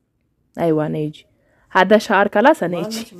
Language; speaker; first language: Arabic; non-native, learner; Oromo